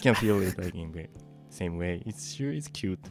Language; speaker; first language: English; non-native, fluent; Japanese